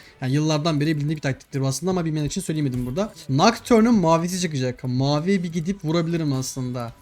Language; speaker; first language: Turkish; native; Turkish